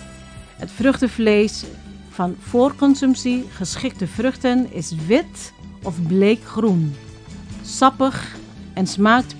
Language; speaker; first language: Dutch; non-native, fluent; Indonesian